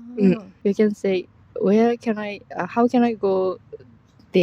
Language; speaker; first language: English; non-native, fluent; Japanese